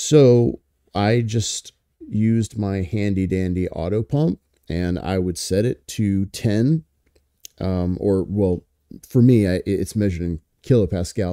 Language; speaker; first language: English; native; English